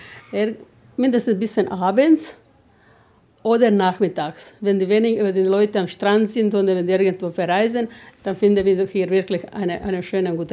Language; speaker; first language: German; non-native, fluent; Croatian